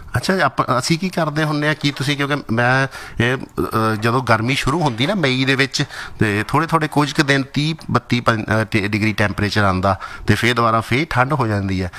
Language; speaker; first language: Punjabi; native; Punjabi